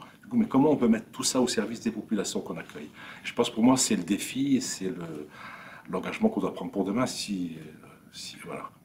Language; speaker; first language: French; native; French